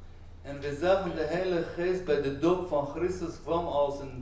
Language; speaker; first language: Dutch; non-native, fluent; Arabic